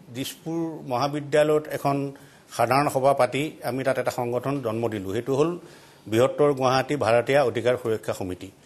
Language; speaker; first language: Assamese; native; Assamese